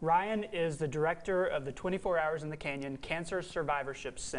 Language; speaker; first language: English; native; English